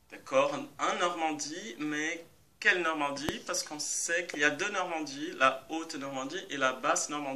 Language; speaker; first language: French; non-native, fluent; Portuguese